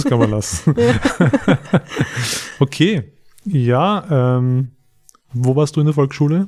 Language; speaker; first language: German; native; German